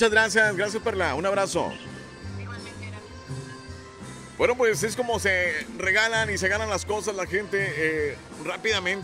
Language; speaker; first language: Spanish; native; Spanish